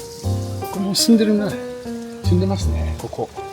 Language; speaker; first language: Japanese; non-native, learner; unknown